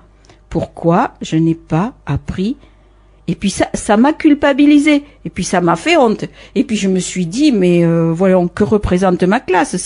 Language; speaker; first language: French; native; French